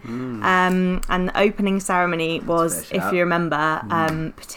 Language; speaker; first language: English; native; English